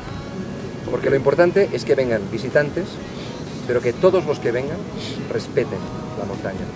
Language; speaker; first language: Catalan; native; Catalan